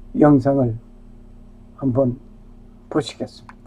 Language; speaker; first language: Korean; native; Korean